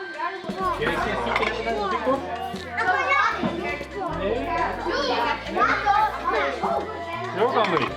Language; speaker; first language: Dutch; native; Dutch